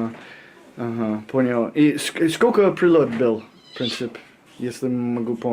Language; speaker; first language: Russian; non-native, learner; English